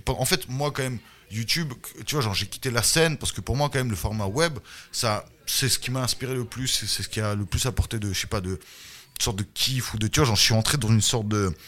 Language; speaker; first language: French; early bilingual, other home language; Russian